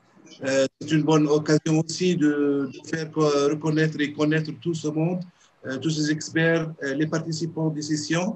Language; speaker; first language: French; non-native, local second language; Arabic